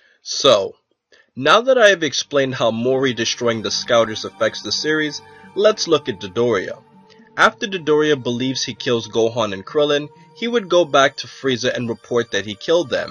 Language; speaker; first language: English; native; English